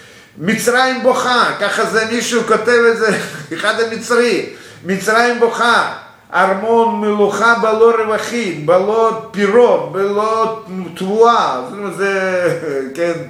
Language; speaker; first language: Hebrew; non-native, fluent; Russian